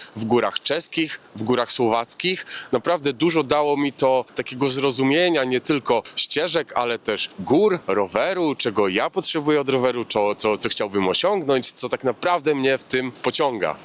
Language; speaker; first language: Polish; native; Polish